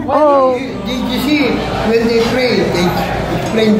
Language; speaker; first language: English; non-native, learner; Filipino